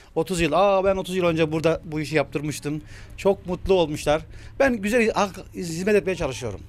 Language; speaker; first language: Turkish; native; Turkish